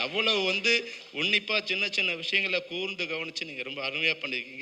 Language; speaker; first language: Tamil; native; Tamil